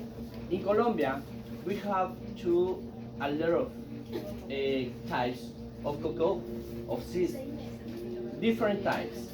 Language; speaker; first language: English; non-native, learner; Spanish